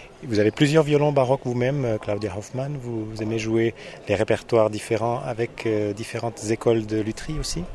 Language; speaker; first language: French; native; French